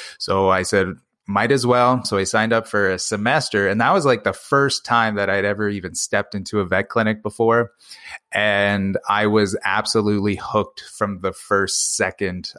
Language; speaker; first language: English; native; English